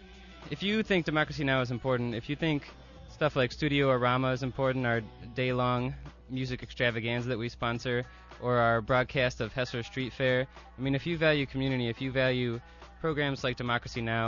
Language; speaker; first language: English; native; English